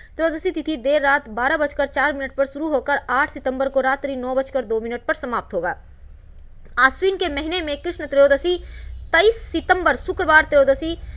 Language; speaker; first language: Hindi; native; Hindi